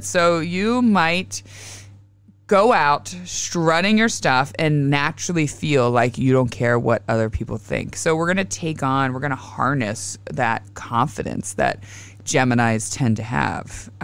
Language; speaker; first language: English; native; English